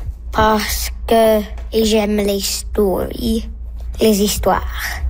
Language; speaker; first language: French; non-native, local second language; English